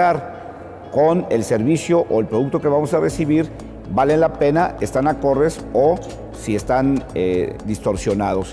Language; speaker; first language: Spanish; native; Spanish